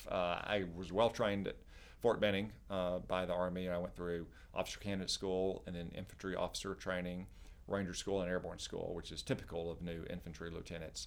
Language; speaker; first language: English; native; English